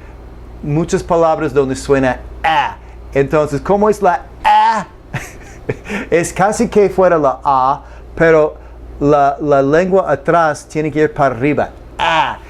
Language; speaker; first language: Spanish; non-native, fluent; English